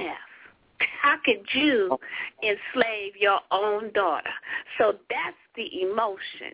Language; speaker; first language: English; native; English